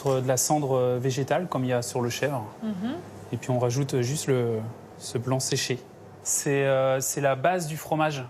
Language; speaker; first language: French; native; French